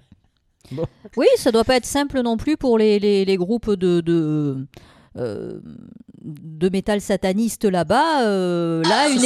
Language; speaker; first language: French; native; French